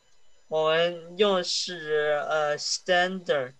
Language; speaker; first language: Chinese; early bilingual, heritage; Chinese